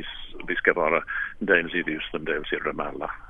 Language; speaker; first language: Swedish; non-native, fluent; English